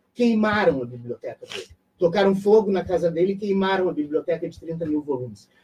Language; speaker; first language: Portuguese; native; Portuguese